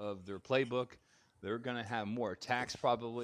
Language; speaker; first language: English; native; English